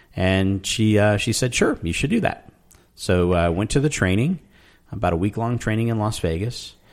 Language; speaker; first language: English; native; English